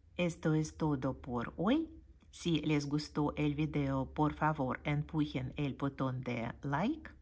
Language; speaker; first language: Spanish; non-native, fluent; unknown